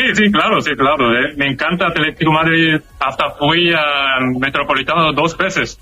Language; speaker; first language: Spanish; non-native, learner; Korean